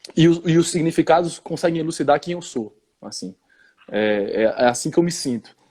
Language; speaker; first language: Portuguese; early bilingual, heritage; Portuguese